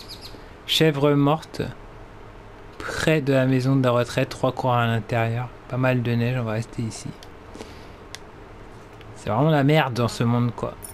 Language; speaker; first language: French; native; French